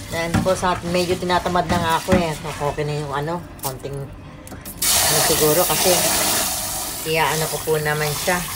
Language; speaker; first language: Filipino; native; Filipino